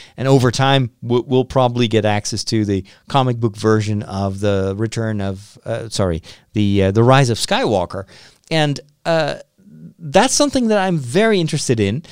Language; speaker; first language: English; non-native, fluent; Dutch